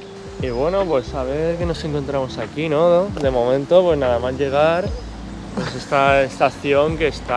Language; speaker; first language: Spanish; native; Spanish